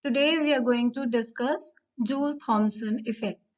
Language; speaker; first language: English; non-native, local second language; Punjabi